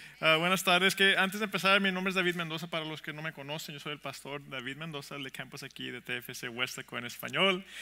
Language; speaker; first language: Spanish; early bilingual, heritage; Spanish